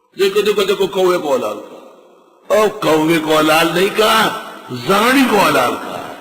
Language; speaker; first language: Urdu; non-native, local second language; Pashto